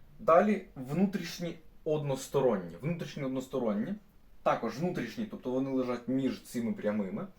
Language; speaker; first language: Ukrainian; non-native, local second language; Russian